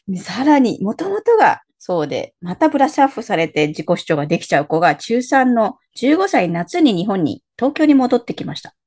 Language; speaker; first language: Japanese; native; Japanese